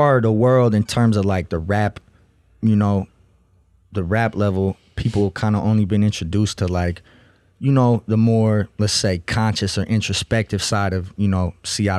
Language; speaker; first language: English; non-native, fluent; Russian